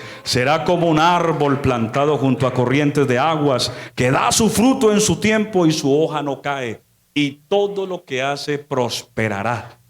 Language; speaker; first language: Spanish; native; Spanish